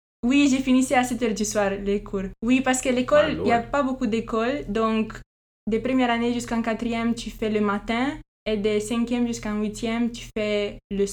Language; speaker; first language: French; non-native, fluent; Romanian